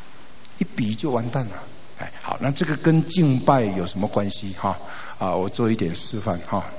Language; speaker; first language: Chinese; native; Chinese